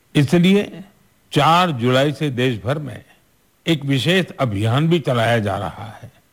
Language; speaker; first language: Hindi; non-native, local second language; Gujarati